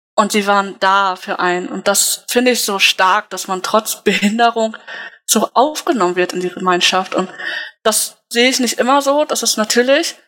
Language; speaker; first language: German; native; German